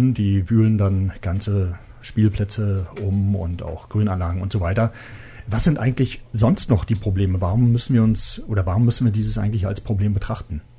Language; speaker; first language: German; native; German